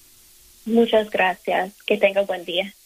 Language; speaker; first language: Spanish; non-native, fluent; English